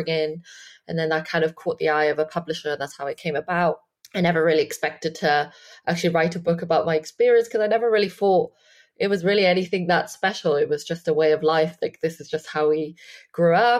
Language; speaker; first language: English; native; English